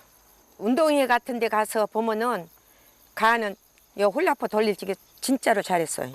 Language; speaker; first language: Korean; native; Korean